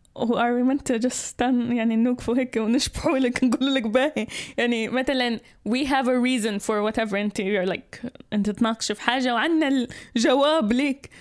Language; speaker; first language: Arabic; early bilingual, heritage; Arabic